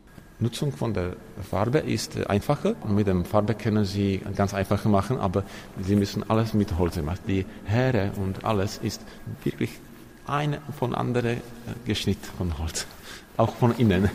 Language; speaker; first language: German; non-native, learner; Czech